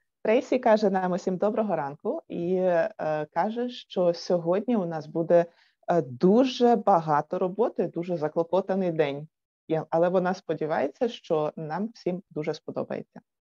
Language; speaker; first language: Ukrainian; native; Ukrainian